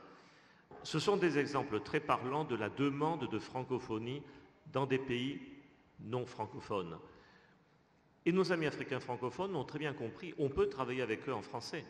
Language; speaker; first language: French; native; French